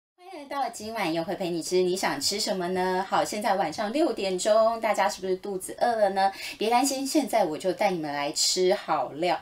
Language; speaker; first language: Chinese; native; Chinese